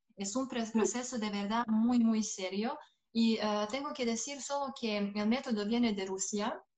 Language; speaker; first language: Spanish; non-native, fluent; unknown